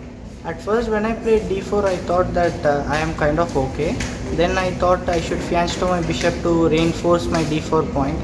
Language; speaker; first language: English; non-native, local second language; Tamil